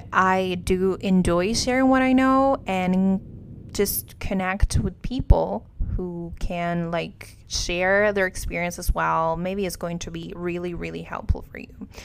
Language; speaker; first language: English; non-native, fluent; Spanish